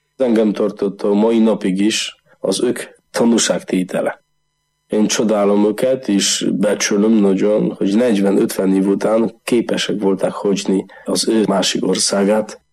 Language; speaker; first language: Hungarian; non-native, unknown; Polish